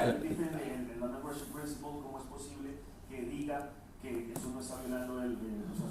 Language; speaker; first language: Spanish; native; Spanish